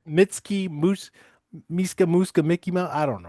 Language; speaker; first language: English; native; English